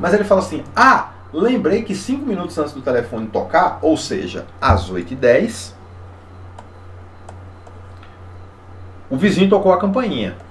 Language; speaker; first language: Portuguese; native; Portuguese